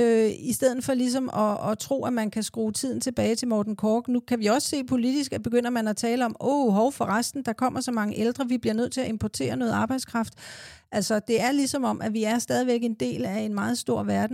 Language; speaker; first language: Danish; native; Danish